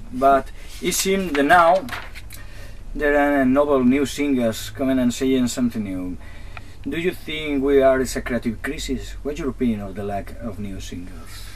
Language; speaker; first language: English; non-native, learner; Spanish